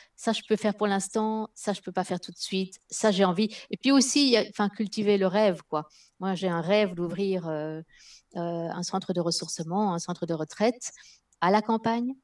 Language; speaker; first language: French; early bilingual, other home language; Dutch